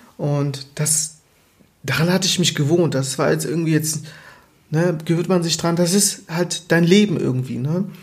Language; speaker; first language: German; early bilingual, other home language; Portuguese